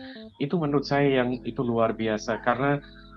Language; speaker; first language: Indonesian; non-native, fluent; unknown